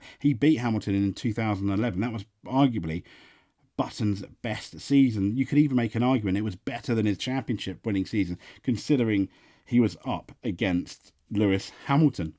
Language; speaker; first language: English; native; English